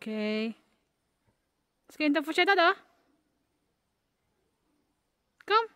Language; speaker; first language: Swedish; non-native, learner; Indonesian